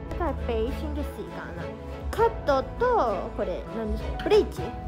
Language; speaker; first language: Japanese; non-native, learner; Cantonese